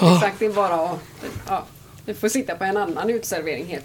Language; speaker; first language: Swedish; native; Swedish